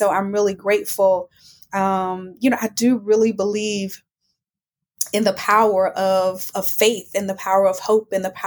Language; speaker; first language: English; native; English